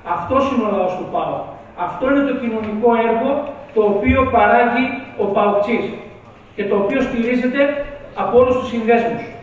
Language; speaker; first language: Greek; native; Greek